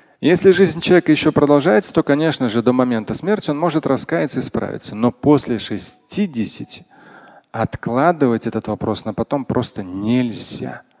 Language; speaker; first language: Russian; non-native, local second language; Tatar